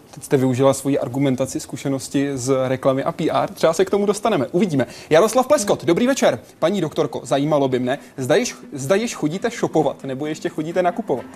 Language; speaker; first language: Czech; native; Czech